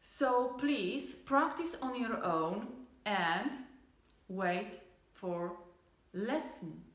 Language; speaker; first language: English; non-native, fluent; Polish